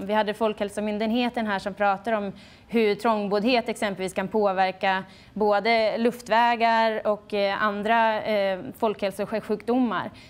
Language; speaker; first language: Swedish; native; Swedish